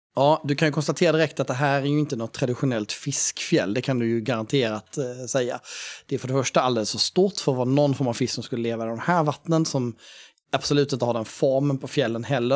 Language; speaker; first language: Swedish; native; Swedish